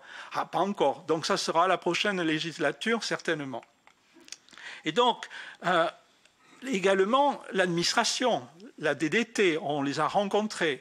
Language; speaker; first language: French; native; French